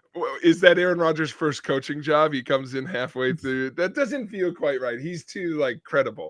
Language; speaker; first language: English; native; English